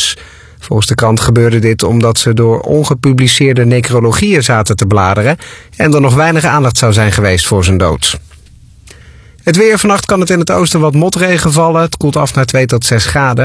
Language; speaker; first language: Dutch; native; Dutch